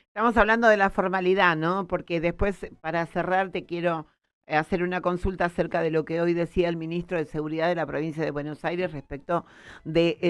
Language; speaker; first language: Spanish; native; Spanish